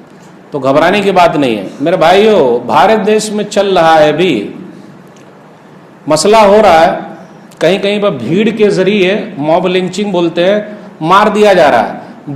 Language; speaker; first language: Hindi; native; Hindi